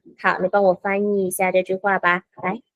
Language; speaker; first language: Chinese; non-native, fluent; Vietnamese